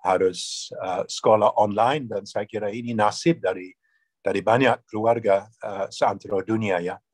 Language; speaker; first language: Indonesian; non-native, fluent; English